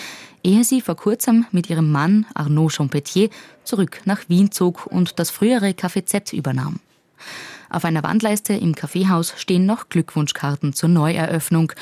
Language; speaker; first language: German; native; German